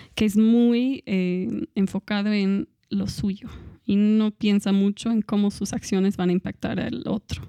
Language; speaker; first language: Spanish; non-native, fluent; English